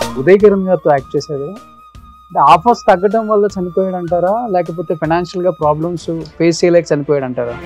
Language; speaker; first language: Telugu; native; Telugu